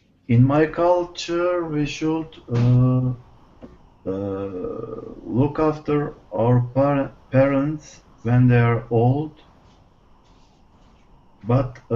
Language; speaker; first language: English; non-native, learner; Turkish